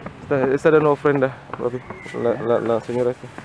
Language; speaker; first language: Spanish; non-native, learner; Indonesian